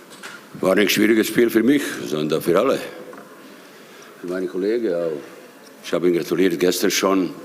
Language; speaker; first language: German; non-native, fluent; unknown